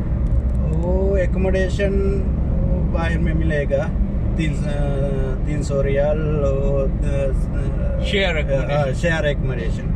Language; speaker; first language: Hindi; non-native, learner; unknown